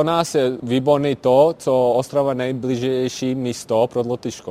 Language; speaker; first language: Czech; non-native, learner; Latvian